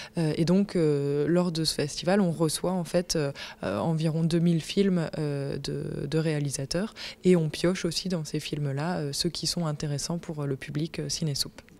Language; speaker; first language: French; native; French